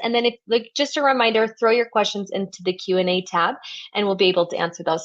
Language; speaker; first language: English; native; English